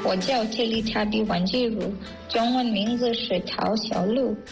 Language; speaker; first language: Chinese; non-native, fluent; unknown